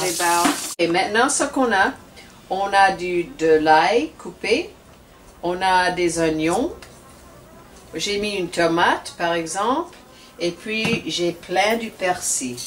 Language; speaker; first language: French; non-native, learner; English